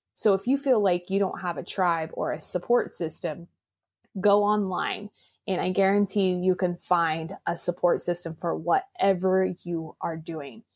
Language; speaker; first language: English; non-native, local second language; Pennsylvania German